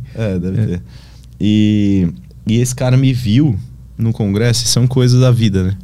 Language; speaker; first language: Portuguese; native; Portuguese